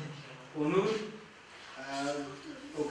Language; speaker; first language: Turkish; non-native, learner; Persian